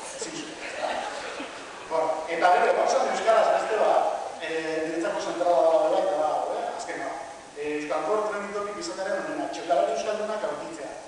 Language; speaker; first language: Basque; non-native, local second language; Spanish